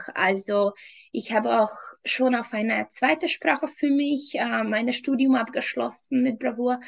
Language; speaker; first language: German; non-native, fluent; Hungarian